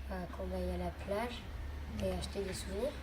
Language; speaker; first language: French; native; French